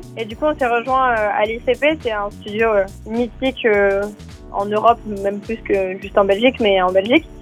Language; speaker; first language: French; native; French